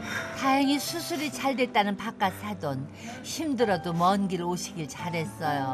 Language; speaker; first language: Korean; native; Korean